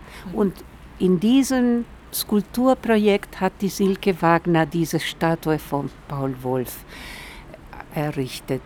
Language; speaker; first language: German; non-native, fluent; Spanish